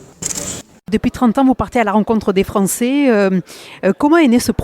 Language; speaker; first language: French; native; French